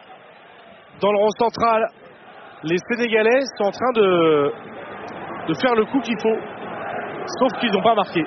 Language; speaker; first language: French; native; French